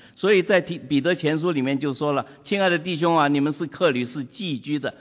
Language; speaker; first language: Chinese; native; Chinese